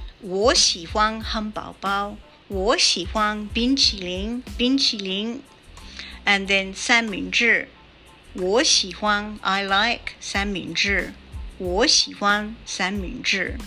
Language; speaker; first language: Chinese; non-native, learner; English